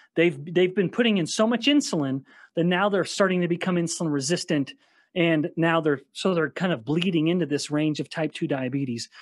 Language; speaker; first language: English; native; English